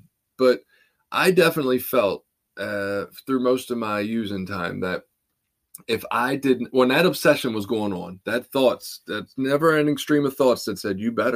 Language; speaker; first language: English; native; English